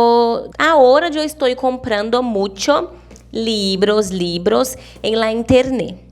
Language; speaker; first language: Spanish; non-native, fluent; Portuguese